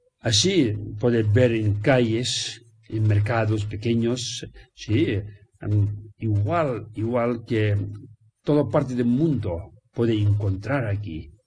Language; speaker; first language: Spanish; non-native, learner; Tibetan